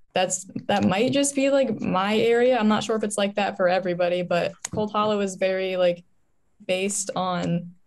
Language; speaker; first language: English; native; English